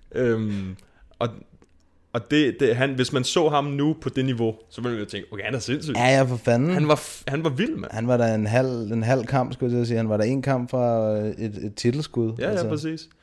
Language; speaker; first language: Danish; native; Danish